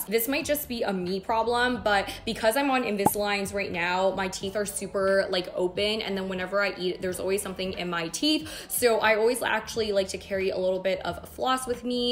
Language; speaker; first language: English; native; English